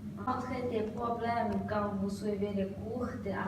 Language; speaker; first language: French; non-native, learner; Chinese